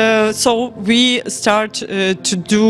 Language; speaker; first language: English; non-native, learner; Ukrainian